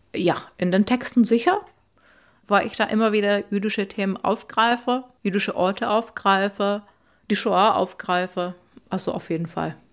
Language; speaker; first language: German; non-native, fluent; Czech